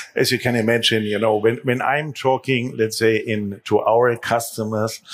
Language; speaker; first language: English; non-native, fluent; German